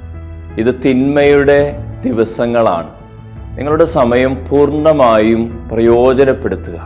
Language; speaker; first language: Malayalam; native; Malayalam